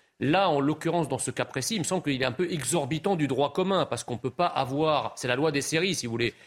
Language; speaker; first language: French; early bilingual, other home language; Arabic